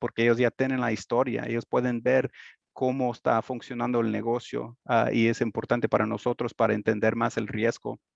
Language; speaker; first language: Spanish; early bilingual, heritage; Spanish